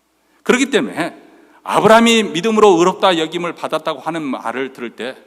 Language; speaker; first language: Korean; native; Korean